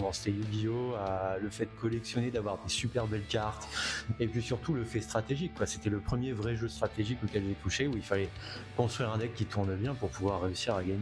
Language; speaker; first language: French; native; French